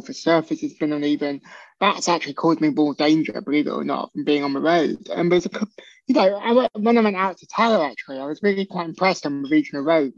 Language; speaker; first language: English; native; English